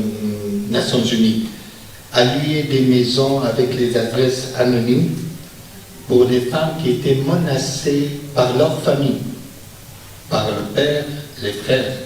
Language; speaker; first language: French; non-native, fluent; Persian